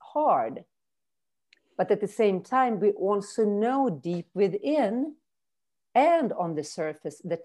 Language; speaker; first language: English; non-native, fluent; Swedish